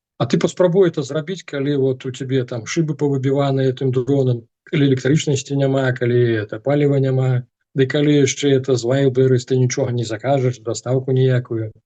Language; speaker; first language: Belarusian; non-native, local second language; Russian